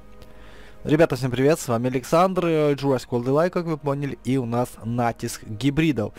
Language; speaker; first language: Russian; native; Russian